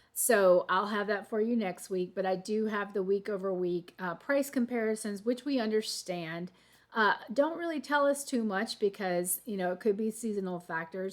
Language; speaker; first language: English; native; English